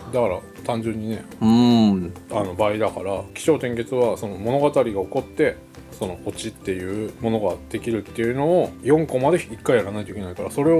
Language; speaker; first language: Japanese; native; Japanese